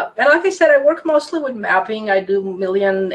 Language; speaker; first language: English; non-native, fluent; Croatian